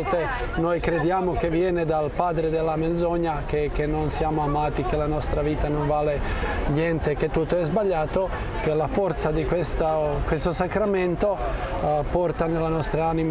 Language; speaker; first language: Italian; non-native, fluent; Croatian